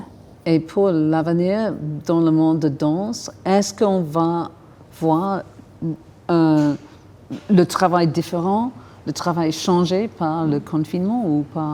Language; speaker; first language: French; non-native, fluent; English